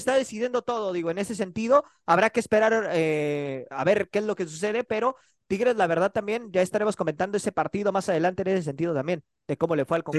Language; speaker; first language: Spanish; native; Spanish